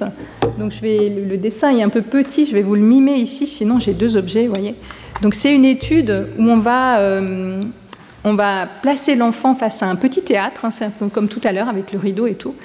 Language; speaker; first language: French; native; French